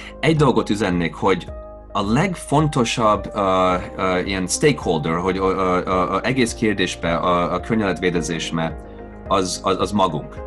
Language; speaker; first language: Hungarian; early bilingual, heritage; Hungarian